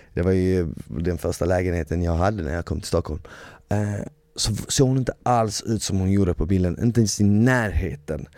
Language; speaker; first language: Swedish; native; Swedish